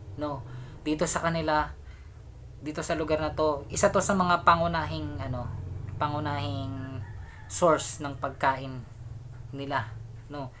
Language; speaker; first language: Filipino; native; Filipino